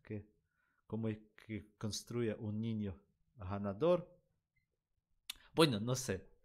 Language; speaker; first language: Spanish; non-native, learner; Russian